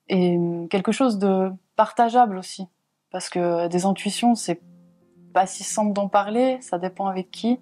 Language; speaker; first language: French; native; French